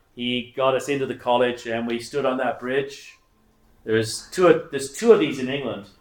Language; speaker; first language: English; native; English